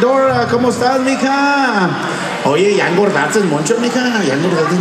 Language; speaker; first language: Spanish; early bilingual, heritage; Spanish